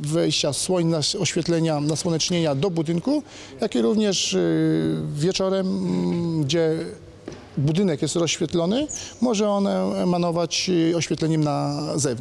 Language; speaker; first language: Polish; native; Polish